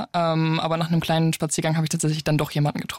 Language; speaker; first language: German; native; German